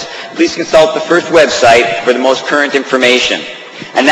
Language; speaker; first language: English; native; English